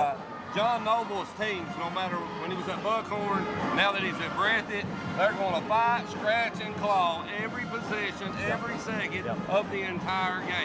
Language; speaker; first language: English; native; English